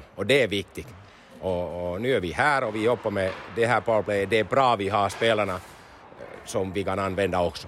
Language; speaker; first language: Swedish; non-native, learner; Finnish